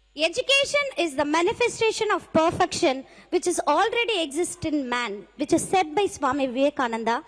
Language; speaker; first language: English; non-native, local second language; Tamil